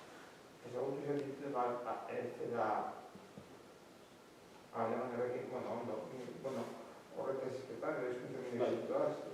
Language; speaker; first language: Basque; non-native, learner; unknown